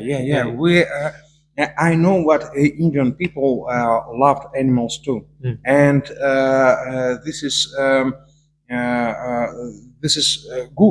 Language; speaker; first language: English; non-native, learner; Russian